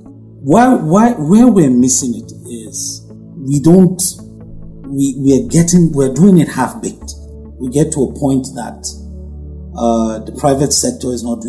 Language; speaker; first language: English; non-native, local second language; Hausa